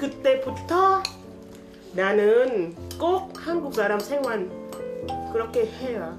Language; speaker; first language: Korean; non-native, learner; Thai